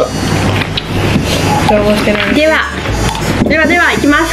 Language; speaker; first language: Japanese; native; Japanese